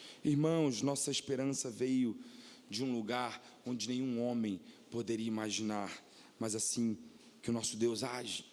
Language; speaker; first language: Portuguese; native; Portuguese